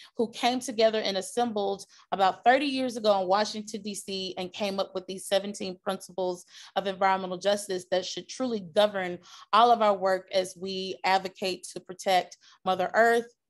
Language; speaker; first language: English; native; English